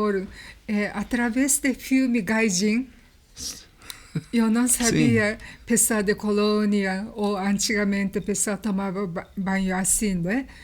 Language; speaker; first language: Portuguese; non-native, learner; Japanese